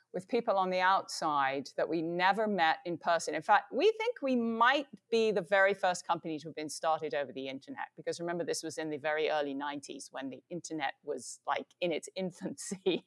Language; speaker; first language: English; native; English